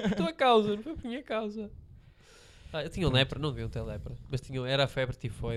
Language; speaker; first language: Portuguese; native; Portuguese